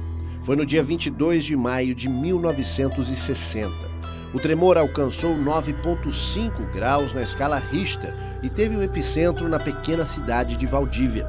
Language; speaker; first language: Portuguese; native; Portuguese